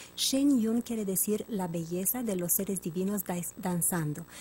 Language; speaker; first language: Spanish; non-native, fluent; Romanian